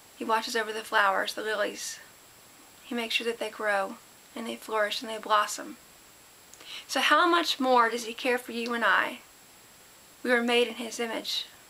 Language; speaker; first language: English; native; English